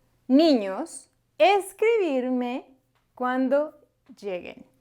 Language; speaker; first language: Spanish; native; Spanish